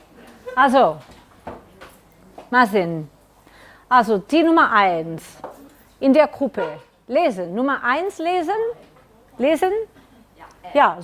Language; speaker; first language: German; non-native, learner; Catalan